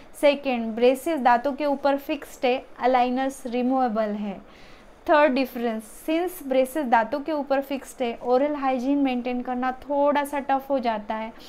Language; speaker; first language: Hindi; non-native, local second language; Marathi